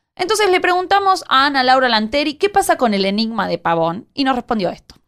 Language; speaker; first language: Spanish; native; Spanish